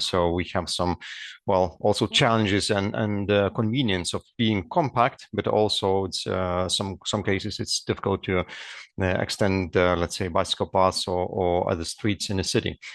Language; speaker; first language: English; non-native, fluent; Lithuanian